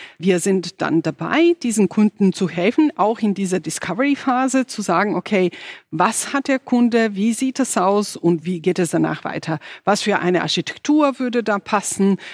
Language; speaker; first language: German; non-native, fluent; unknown